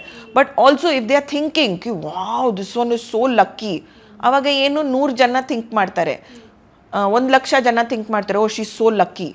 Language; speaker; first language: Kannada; non-native, local second language; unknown